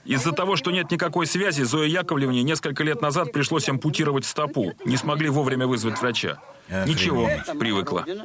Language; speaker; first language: Russian; native; Russian